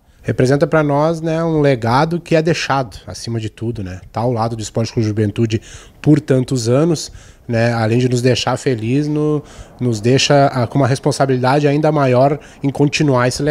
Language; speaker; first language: Portuguese; native; Portuguese